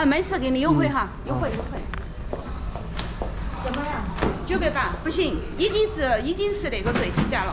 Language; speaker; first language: Chinese; native; Chinese